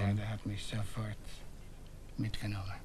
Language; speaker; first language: German; non-native, fluent; Dutch